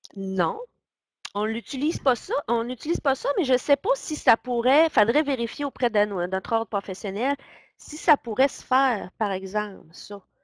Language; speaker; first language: French; native; French